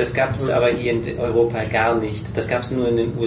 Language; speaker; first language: German; native; German